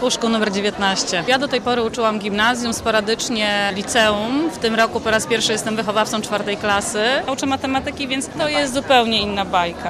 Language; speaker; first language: Polish; native; Polish